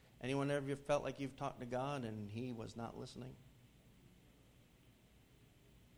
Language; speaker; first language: English; native; English